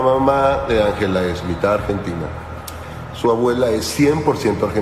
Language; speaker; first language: Spanish; native; Spanish